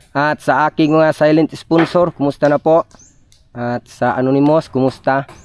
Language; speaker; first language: Filipino; non-native, local second language; Cebuano